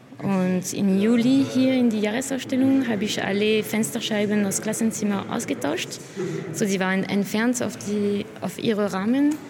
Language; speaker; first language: German; non-native, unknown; French